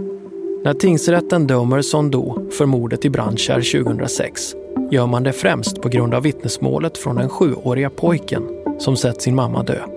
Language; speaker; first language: Swedish; native; Swedish